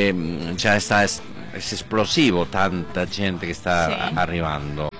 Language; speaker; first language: Italian; non-native, learner; Spanish